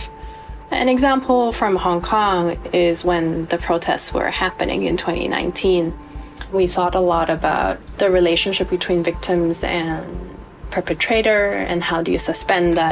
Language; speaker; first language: English; non-native, local second language; Cantonese